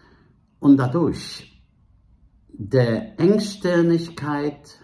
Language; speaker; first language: German; non-native, fluent; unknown